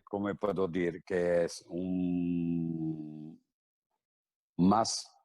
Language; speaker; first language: Spanish; non-native, fluent; Italian